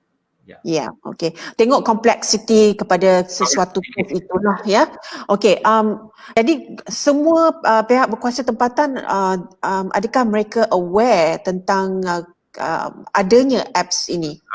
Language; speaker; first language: Malay; native; Malay